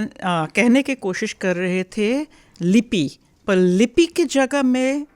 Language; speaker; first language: Hindi; early bilingual, heritage; Hindi